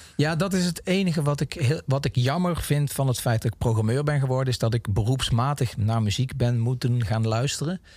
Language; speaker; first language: Dutch; native; Dutch